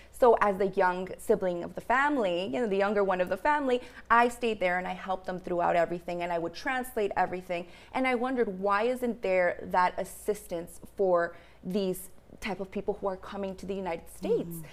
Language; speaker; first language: English; early bilingual, other home language; Spanish